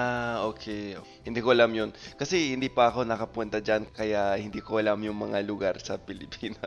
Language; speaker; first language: Filipino; non-native, fluent; English